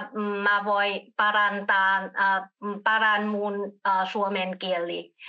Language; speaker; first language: Finnish; non-native, learner; Vietnamese